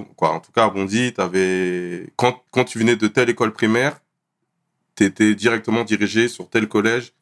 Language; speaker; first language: French; native; French